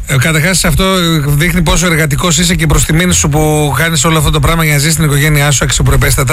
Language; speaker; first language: Greek; native; Greek